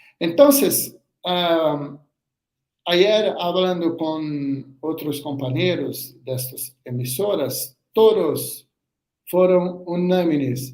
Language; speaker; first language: Spanish; non-native, learner; Portuguese